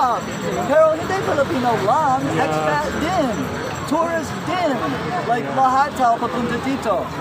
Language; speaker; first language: Filipino; non-native, learner; English